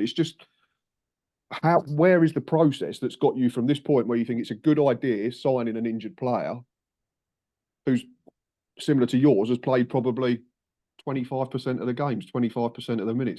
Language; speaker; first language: English; native; English